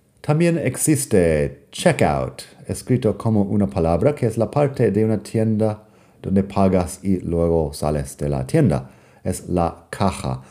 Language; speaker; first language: Spanish; non-native, fluent; English